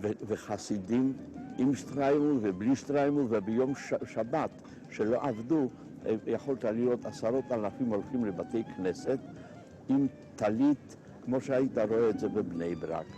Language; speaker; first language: Hebrew; non-native, fluent; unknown